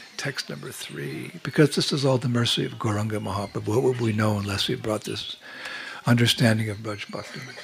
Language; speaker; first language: English; native; English